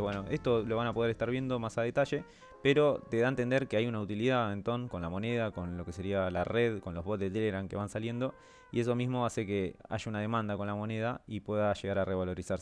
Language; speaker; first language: Spanish; native; Spanish